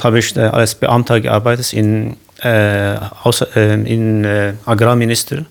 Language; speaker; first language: German; non-native, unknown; Kurdish